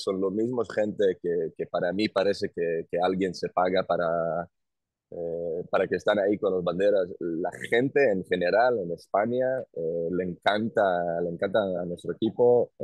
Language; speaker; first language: Spanish; non-native, learner; Hebrew